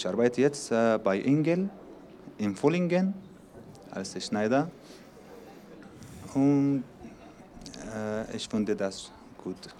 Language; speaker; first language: German; non-native, learner; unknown